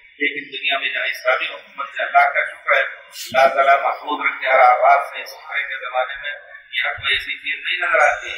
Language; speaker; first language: Urdu; native; Urdu